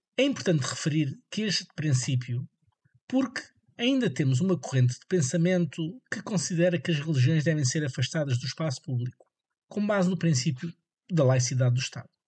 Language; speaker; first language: Portuguese; native; Portuguese